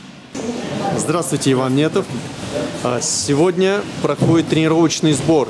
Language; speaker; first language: Russian; native; Russian